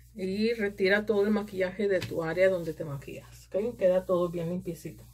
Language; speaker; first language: Spanish; early bilingual, heritage; Spanish